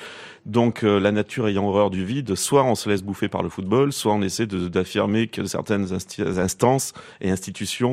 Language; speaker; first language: French; native; French